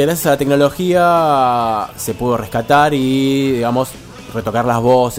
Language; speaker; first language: Spanish; native; Spanish